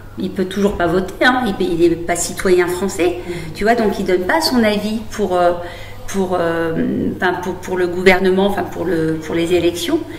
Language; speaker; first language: French; early bilingual, other home language; Arabic